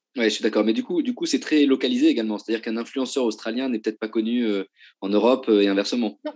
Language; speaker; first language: French; native; French